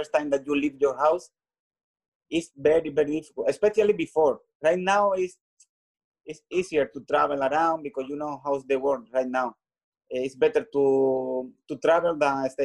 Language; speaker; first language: English; non-native, learner; Spanish